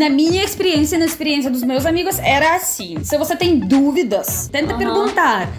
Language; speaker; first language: Portuguese; non-native, fluent; Russian